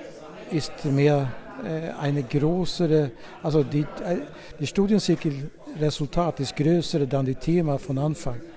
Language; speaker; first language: German; non-native, fluent; Swedish